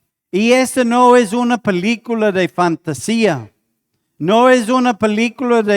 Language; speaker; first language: Spanish; non-native, fluent; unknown